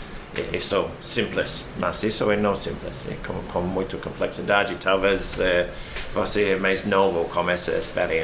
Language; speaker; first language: Portuguese; non-native, learner; English